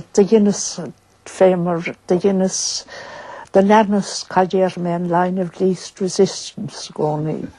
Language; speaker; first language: Irish; native; Irish